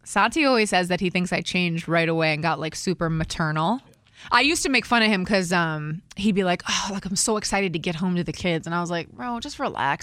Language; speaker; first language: English; native; English